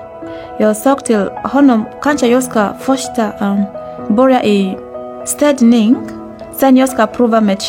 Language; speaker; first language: Swedish; non-native, learner; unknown